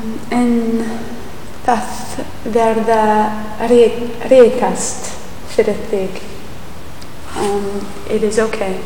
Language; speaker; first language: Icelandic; non-native, learner; English